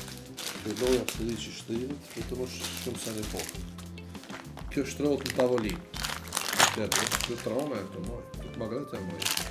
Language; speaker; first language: Albanian; native; Albanian